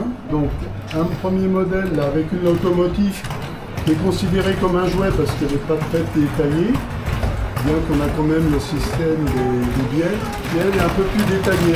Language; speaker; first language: French; native; French